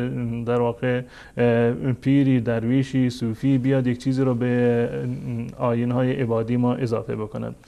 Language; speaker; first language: Persian; native; Persian